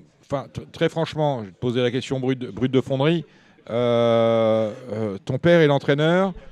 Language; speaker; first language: French; native; French